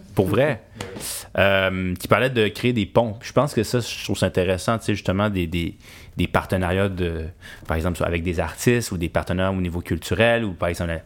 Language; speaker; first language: French; native; French